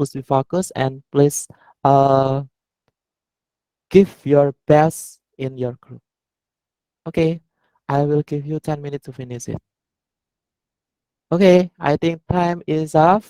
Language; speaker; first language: English; non-native, learner; Indonesian